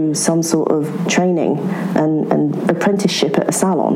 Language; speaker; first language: English; native; English